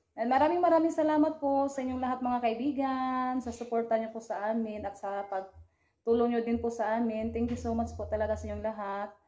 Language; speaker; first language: Filipino; non-native, local second language; Cebuano